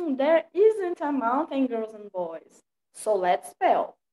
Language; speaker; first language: English; non-native, fluent; Portuguese